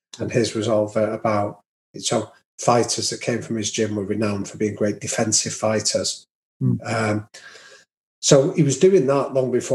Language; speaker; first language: English; native; English